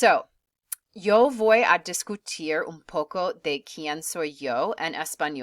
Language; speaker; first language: Spanish; non-native, fluent; English